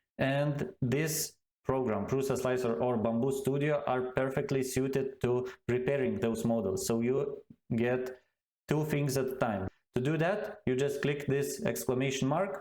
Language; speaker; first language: English; non-native, fluent; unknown